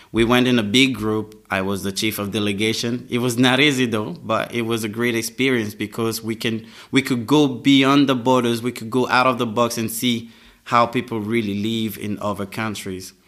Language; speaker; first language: English; non-native, fluent; French